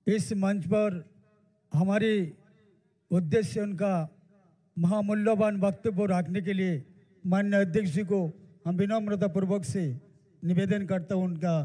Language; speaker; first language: Hindi; non-native, local second language; Bangla